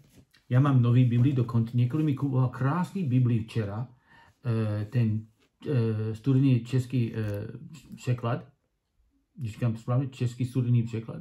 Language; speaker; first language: Czech; non-native, learner; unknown